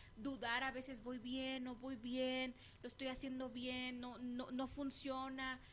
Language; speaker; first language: Spanish; native; Spanish